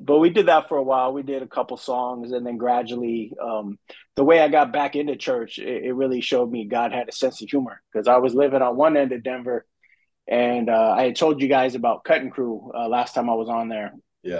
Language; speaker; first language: English; native; English